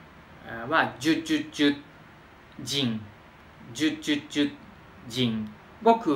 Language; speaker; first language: Thai; non-native, fluent; Japanese